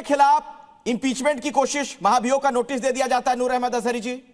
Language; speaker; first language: Hindi; native; Hindi